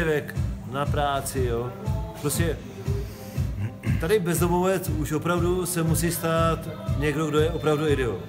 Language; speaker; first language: Czech; non-native, local second language; Polish